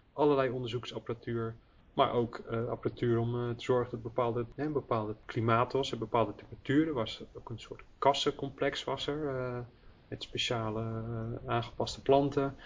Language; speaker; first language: Dutch; early bilingual, heritage; Dutch